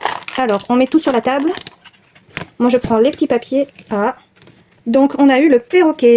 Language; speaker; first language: French; native; French